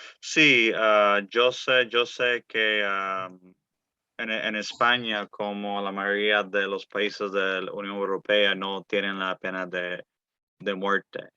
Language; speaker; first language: Spanish; early bilingual, heritage; Spanish